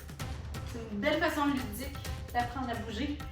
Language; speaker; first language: French; native; French